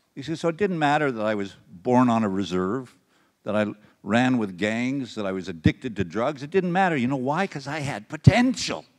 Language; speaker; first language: English; native; English